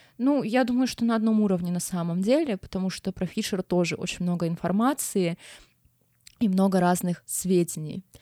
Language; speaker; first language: Russian; native; Russian